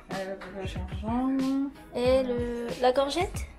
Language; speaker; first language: French; non-native, learner; Filipino